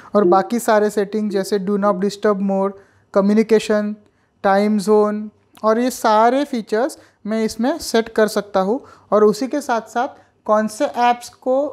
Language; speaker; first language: Hindi; non-native, local second language; Marathi